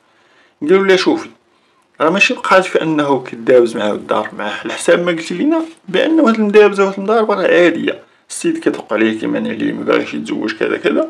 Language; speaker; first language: Arabic; native; Arabic